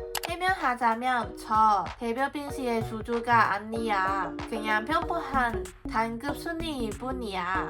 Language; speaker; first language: Korean; non-native, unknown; Cantonese